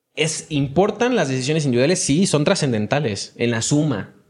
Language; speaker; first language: Spanish; native; Spanish